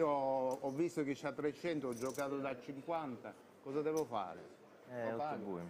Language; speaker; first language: Italian; non-native, learner; Russian